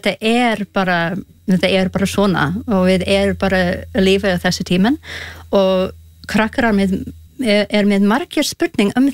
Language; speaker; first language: Icelandic; non-native, learner; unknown